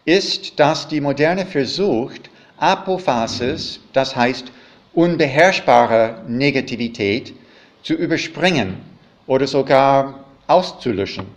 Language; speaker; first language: German; non-native, fluent; English